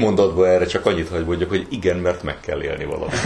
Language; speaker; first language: Hungarian; native; Hungarian